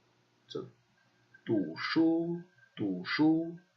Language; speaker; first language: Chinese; non-native, fluent; English